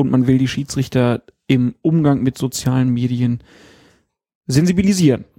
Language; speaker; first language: German; native; German